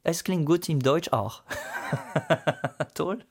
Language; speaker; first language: German; non-native, fluent; French